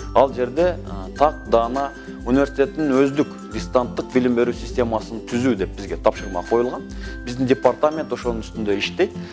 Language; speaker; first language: Kyrgyz; native; Kyrgyz